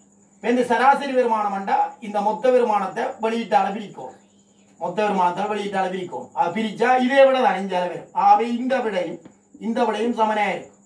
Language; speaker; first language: Tamil; native; Tamil